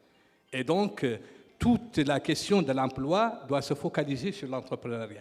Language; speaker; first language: French; non-native, local second language; Arabic